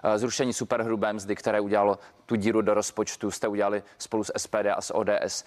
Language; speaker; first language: Czech; native; Czech